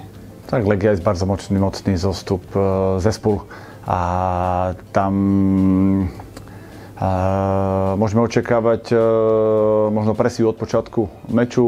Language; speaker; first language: Polish; non-native, learner; Slovak